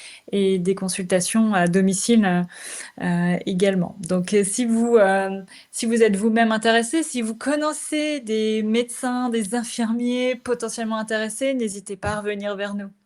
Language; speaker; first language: French; native; French